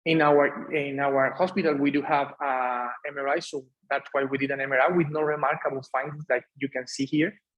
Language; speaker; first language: English; non-native, fluent; Spanish